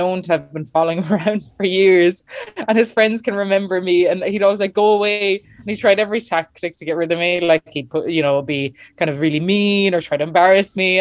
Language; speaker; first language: English; native; English